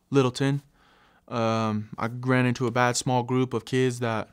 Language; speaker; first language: English; native; English